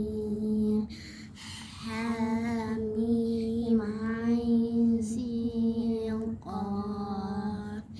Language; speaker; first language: Arabic; non-native, learner; Somali